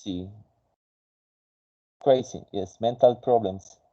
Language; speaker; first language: English; non-native, fluent; Spanish